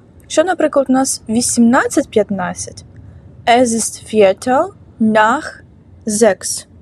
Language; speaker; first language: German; non-native, fluent; Ukrainian